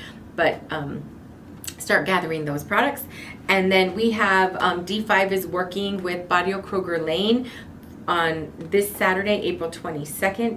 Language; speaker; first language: English; native; English